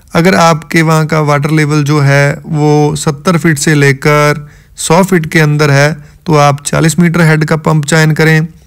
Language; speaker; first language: Hindi; non-native, local second language; Punjabi